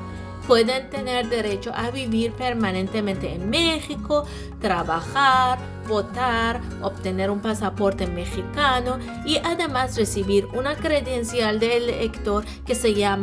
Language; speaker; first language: Spanish; non-native, fluent; Persian